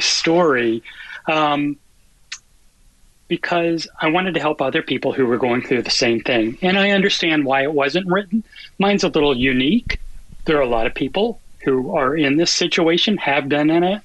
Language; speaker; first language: English; native; English